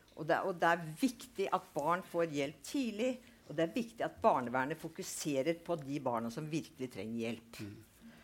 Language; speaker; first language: Norwegian; native; Norwegian